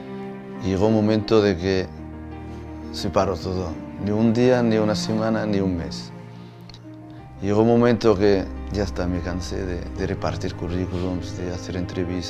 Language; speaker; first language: Spanish; non-native, fluent; Arabic